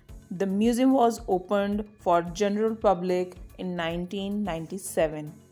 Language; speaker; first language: English; non-native, local second language; Urdu